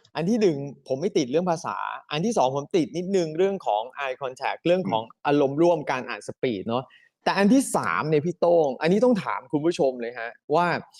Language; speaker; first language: Thai; native; Thai